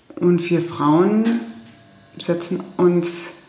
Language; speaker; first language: German; early bilingual, heritage; German